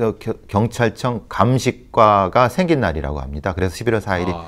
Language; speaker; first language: Korean; native; Korean